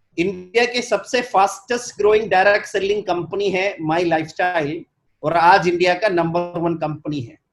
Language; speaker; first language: Hindi; non-native, local second language; Malayalam